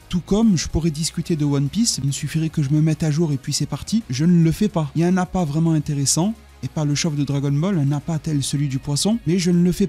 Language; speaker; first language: French; native; French